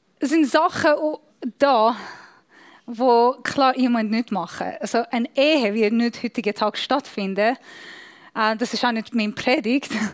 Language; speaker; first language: German; non-native, fluent; Persian